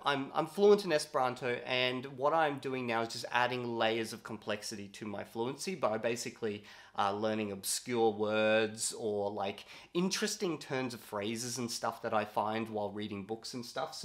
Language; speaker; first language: English; native; English